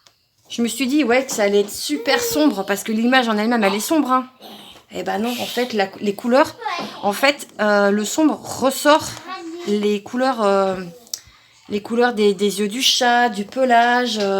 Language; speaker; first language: French; native; French